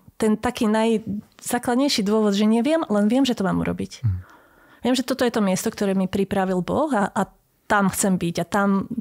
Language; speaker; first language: Slovak; native; Slovak